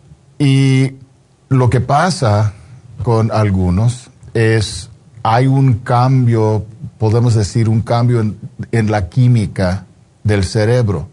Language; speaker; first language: Spanish; non-native, fluent; English